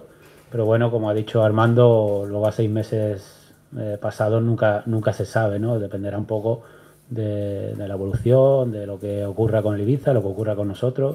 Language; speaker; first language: Spanish; native; Spanish